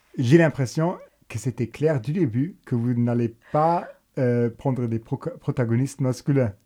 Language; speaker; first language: French; non-native, local second language; Luxembourgish